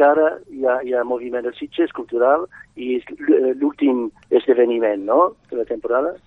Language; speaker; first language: Catalan; non-native, fluent; English